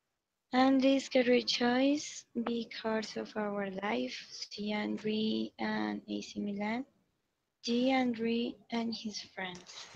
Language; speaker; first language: English; non-native, learner; Spanish